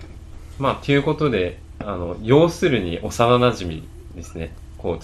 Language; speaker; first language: Japanese; native; Japanese